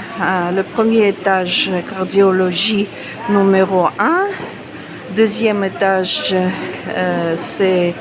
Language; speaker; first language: French; non-native, fluent; Russian